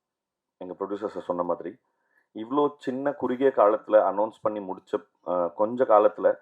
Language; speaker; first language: Tamil; native; Tamil